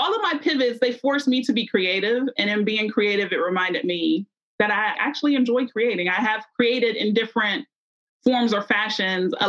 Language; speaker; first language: English; native; English